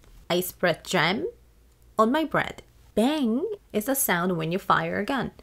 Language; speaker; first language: English; non-native, fluent; Korean